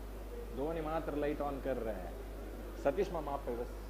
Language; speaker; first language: Hindi; non-native, local second language; Konkani